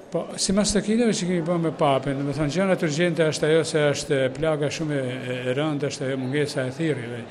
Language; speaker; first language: Albanian; native; Albanian